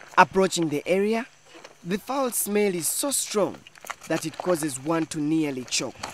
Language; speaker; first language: English; non-native, local second language; Ganda